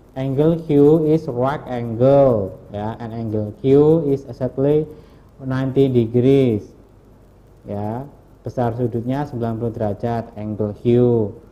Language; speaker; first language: English; non-native, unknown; Indonesian